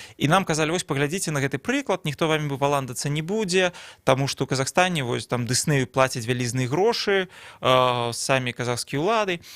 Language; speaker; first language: Belarusian; non-native, local second language; Russian